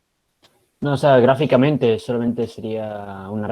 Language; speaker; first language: Spanish; native; Spanish